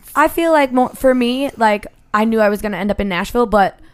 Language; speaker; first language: English; native; English